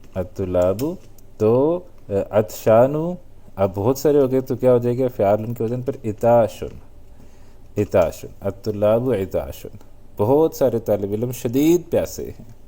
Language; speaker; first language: Urdu; native; Urdu